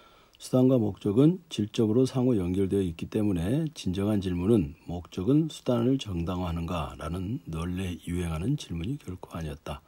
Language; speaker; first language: Korean; native; Korean